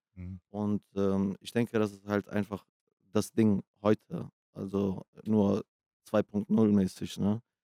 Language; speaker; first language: German; early bilingual, other home language; Kurdish